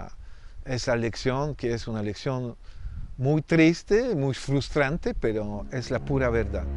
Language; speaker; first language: Spanish; non-native, fluent; French